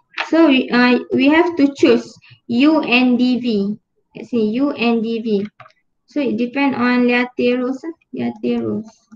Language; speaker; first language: English; non-native, local second language; Malay